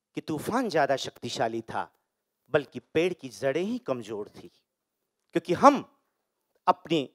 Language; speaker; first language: Hindi; native; Hindi